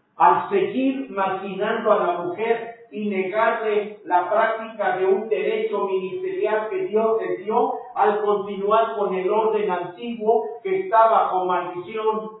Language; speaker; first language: Spanish; native; Spanish